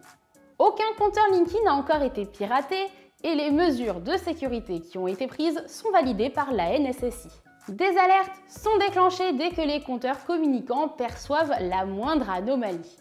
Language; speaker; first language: French; native; French